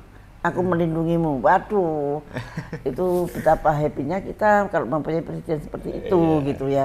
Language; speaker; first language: Indonesian; native; Indonesian